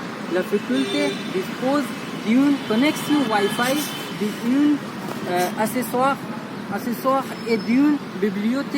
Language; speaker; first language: French; non-native, learner; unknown